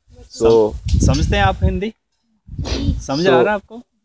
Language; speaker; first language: Hindi; native; Hindi